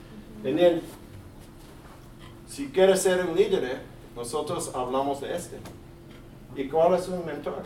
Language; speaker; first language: Spanish; early bilingual, heritage; English